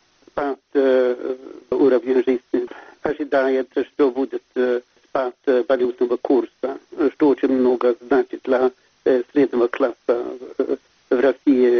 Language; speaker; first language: Russian; non-native, fluent; Swedish